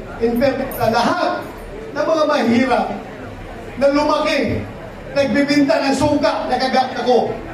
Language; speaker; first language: Filipino; non-native, local second language; Cebuano